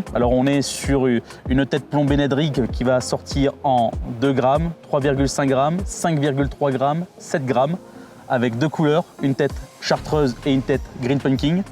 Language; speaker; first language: French; native; French